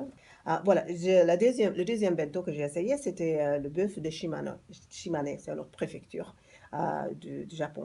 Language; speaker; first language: French; non-native, fluent; English